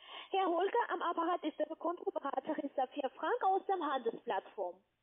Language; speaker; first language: German; non-native, learner; French